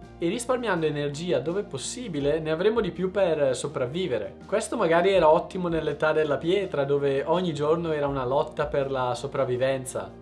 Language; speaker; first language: Italian; native; Italian